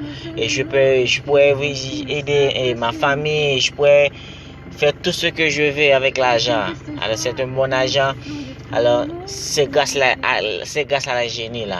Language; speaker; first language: French; non-native, learner; Haitian Creole